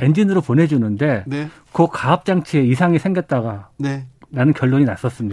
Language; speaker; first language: Korean; native; Korean